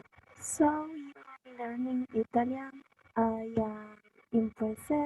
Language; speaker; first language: English; non-native, learner; Spanish